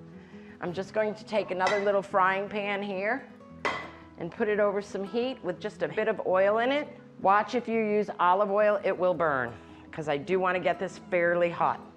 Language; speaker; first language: English; native; English